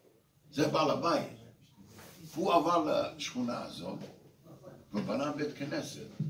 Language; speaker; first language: Hebrew; non-native, fluent; English